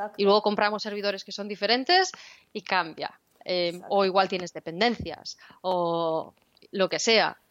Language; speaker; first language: Spanish; native; Spanish